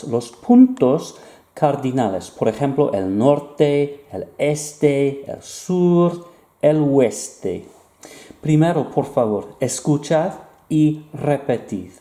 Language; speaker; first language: Spanish; non-native, fluent; English